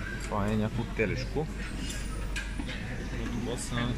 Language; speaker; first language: Bulgarian; native; Bulgarian